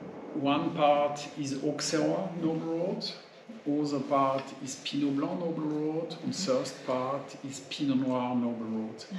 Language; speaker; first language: English; non-native, learner; French